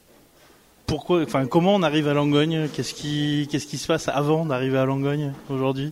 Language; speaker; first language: French; native; French